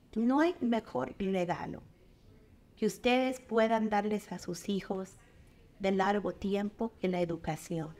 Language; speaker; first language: Spanish; native; Spanish